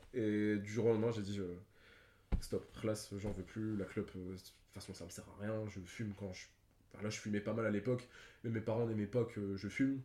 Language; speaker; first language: French; native; French